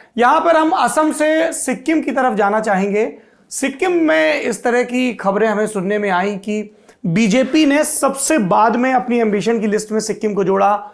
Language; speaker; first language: Hindi; native; Hindi